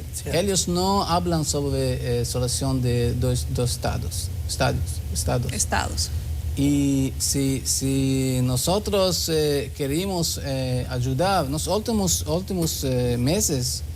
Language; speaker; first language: Spanish; non-native, learner; Hebrew